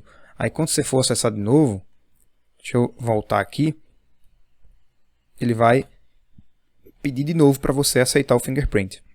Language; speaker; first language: Portuguese; native; Portuguese